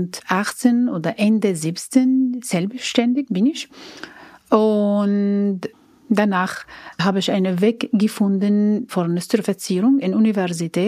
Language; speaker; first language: German; non-native, learner; Arabic